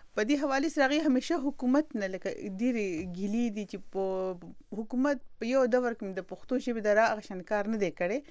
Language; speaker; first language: Pashto; native; Pashto